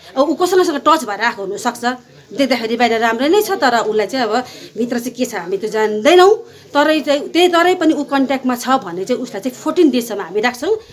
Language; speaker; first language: Nepali; native; Nepali